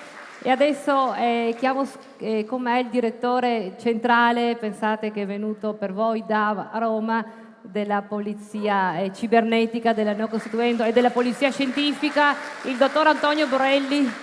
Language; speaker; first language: Italian; native; Italian